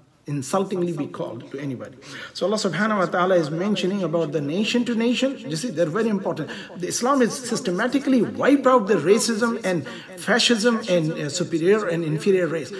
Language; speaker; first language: English; non-native, local second language; Urdu